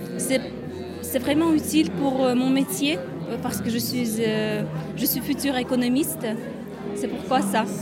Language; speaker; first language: French; non-native, learner; Kyrgyz